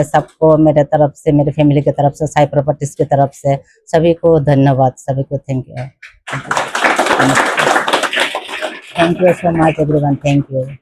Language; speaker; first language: Hindi; non-native, local second language; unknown